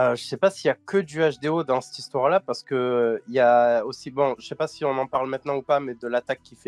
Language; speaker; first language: French; native; French